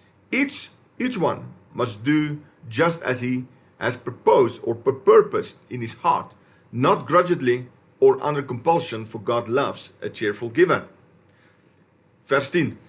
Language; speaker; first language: English; non-native, local second language; Afrikaans